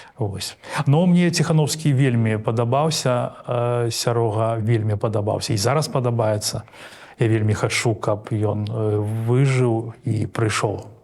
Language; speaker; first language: Belarusian; non-native, local second language; Russian